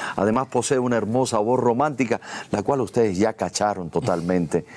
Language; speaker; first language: Spanish; native; Spanish